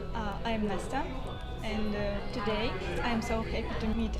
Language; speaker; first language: English; non-native, learner; Russian